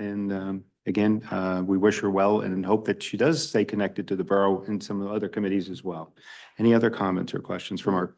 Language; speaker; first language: English; native; English